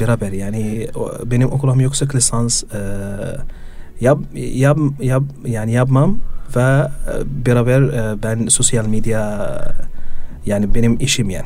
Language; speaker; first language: Turkish; non-native, learner; Arabic